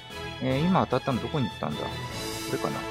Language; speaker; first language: Japanese; native; Japanese